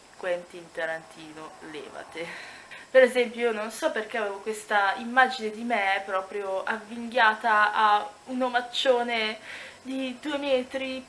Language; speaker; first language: Italian; native; Italian